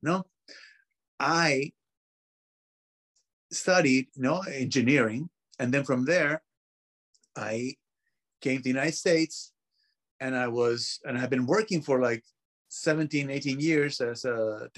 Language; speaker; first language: English; non-native, fluent; Spanish